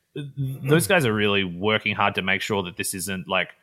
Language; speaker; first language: English; native; English